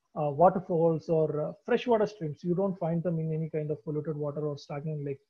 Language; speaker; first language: English; non-native, local second language; Malayalam